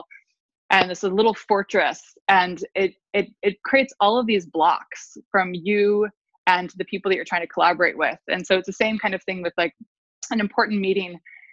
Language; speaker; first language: English; native; English